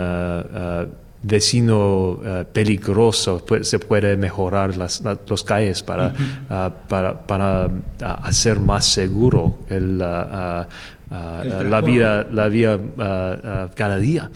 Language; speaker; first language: Spanish; non-native, learner; English